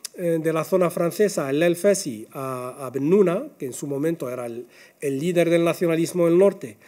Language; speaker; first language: Spanish; non-native, fluent; Arabic